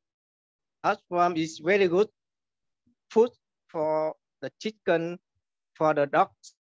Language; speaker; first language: English; non-native, learner; Vietnamese